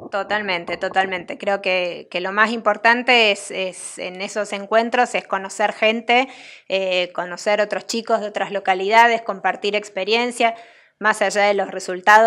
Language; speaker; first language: Spanish; native; Spanish